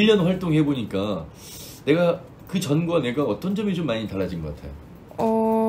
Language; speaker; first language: Korean; native; Korean